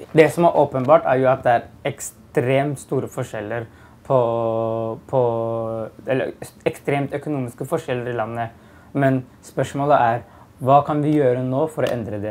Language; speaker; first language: Norwegian; native; Norwegian